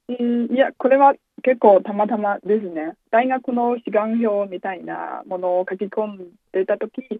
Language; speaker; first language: Japanese; non-native, fluent; Chinese